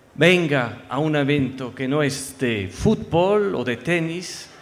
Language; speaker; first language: Spanish; non-native, fluent; French